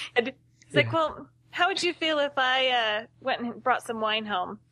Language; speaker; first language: English; native; English